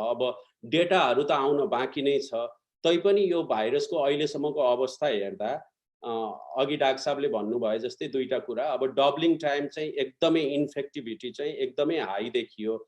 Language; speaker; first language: Nepali; native; Nepali